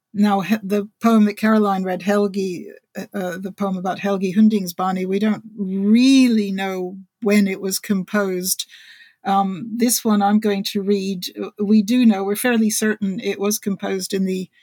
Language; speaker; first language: English; native; English